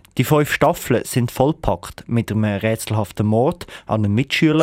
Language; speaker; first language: German; native; German